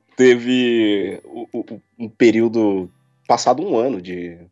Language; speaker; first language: Portuguese; native; Portuguese